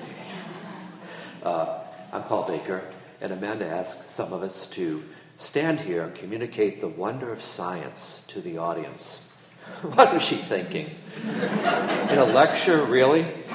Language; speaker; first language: English; native; English